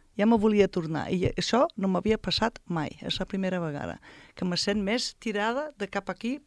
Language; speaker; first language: Catalan; non-native, fluent; German